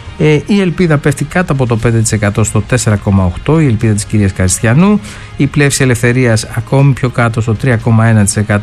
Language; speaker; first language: Greek; native; Greek